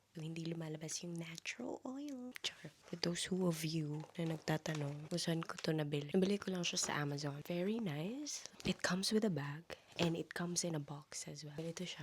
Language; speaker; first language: Filipino; non-native, local second language; Cebuano